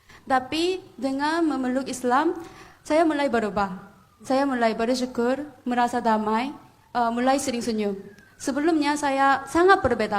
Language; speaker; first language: Indonesian; non-native, fluent; Korean